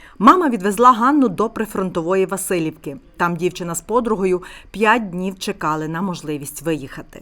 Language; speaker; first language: Ukrainian; native; Ukrainian